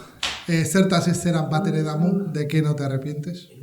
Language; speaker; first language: Basque; native; Basque